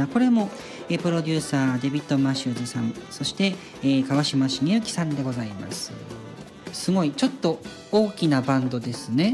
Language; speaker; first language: Japanese; native; Japanese